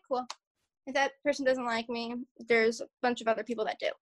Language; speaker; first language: English; native; English